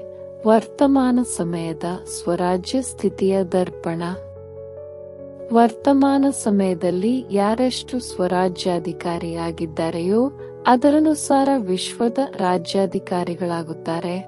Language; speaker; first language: Kannada; native; Kannada